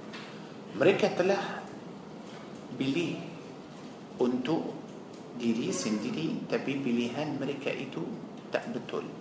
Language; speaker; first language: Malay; non-native, fluent; Arabic